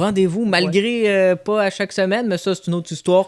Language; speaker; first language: French; native; French